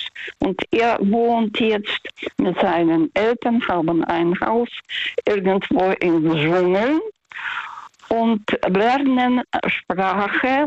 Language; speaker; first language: German; non-native, fluent; Russian